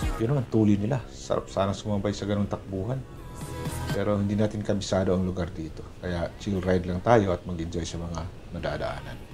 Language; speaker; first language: Filipino; non-native, local second language; Cebuano